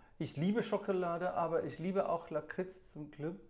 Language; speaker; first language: German; non-native, fluent; English